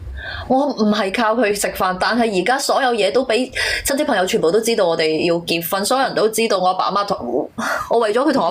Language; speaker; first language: Cantonese; native; Cantonese